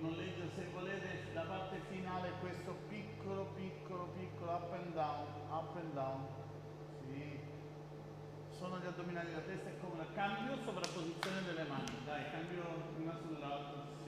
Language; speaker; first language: Italian; native; Italian